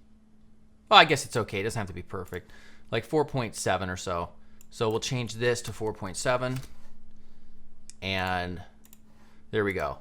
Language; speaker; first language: English; native; English